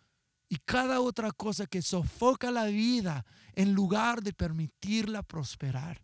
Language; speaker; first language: Spanish; non-native, fluent; English